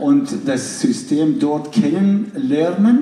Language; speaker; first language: German; non-native, fluent; Arabic